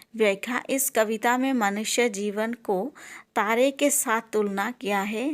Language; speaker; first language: Hindi; non-native, local second language; Assamese